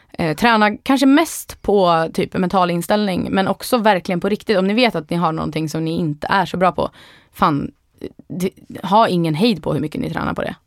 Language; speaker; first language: Swedish; native; Swedish